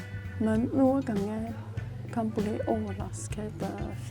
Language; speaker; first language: Norwegian; non-native, learner; Chinese